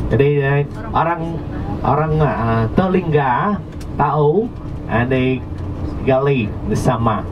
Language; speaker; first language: Indonesian; non-native, learner; Vietnamese